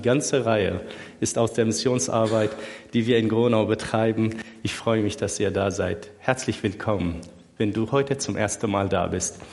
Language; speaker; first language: German; non-native, fluent; Arabic